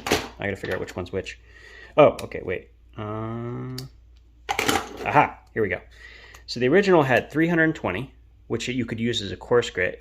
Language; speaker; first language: English; native; English